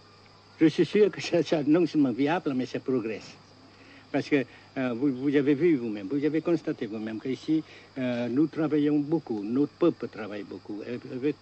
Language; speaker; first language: French; non-native, fluent; Vietnamese